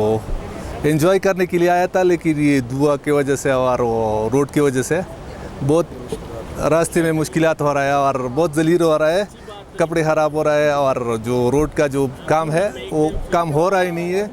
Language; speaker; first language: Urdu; non-native, local second language; Pashto